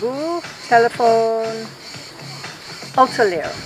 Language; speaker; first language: Turkish; non-native, learner; English